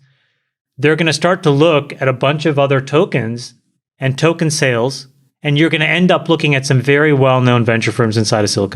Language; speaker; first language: English; native; English